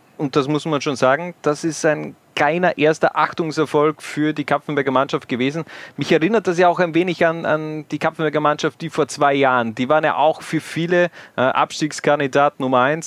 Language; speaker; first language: German; native; German